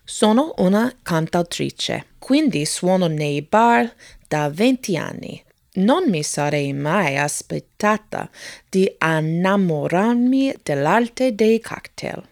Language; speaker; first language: Italian; non-native, fluent; English